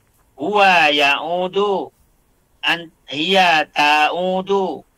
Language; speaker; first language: Arabic; non-native, fluent; Malay